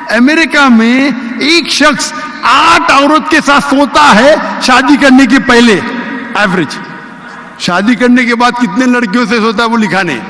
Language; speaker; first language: Urdu; non-native, local second language; Konkani